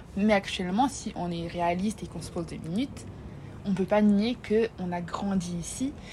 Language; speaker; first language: French; native; French